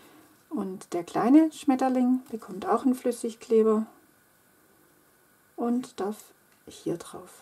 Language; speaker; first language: German; native; German